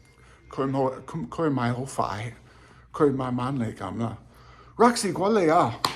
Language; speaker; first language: Cantonese; non-native, learner; English